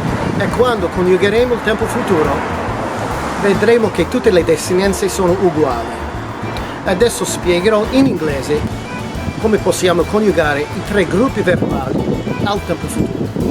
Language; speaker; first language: Italian; non-native, fluent; English